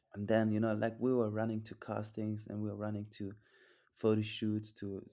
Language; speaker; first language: English; non-native, fluent; German